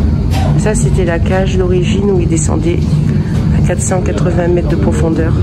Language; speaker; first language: French; native; French